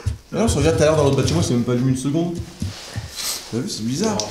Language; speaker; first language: French; native; French